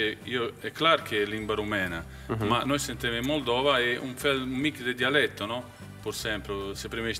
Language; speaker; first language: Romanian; non-native, fluent; Italian